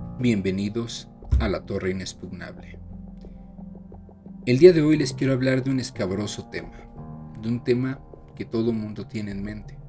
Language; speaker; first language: Spanish; native; Spanish